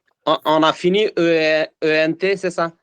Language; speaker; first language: French; non-native, learner; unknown